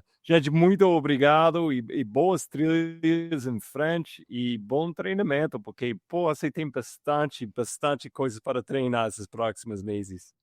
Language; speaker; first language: Portuguese; non-native, fluent; English